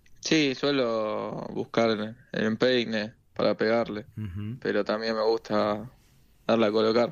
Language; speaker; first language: Spanish; native; Spanish